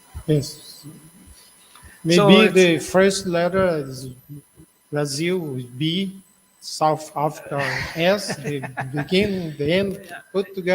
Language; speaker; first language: English; non-native, learner; Portuguese